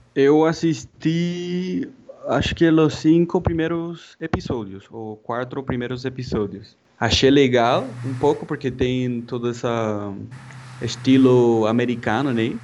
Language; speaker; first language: Portuguese; non-native, fluent; Spanish